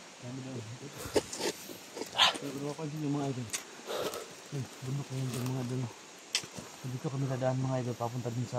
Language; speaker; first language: Filipino; non-native, local second language; Cebuano